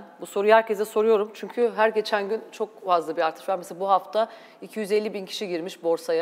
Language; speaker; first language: Turkish; native; Turkish